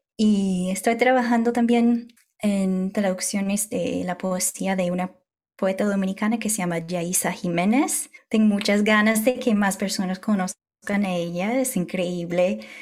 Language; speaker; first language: Spanish; non-native, fluent; English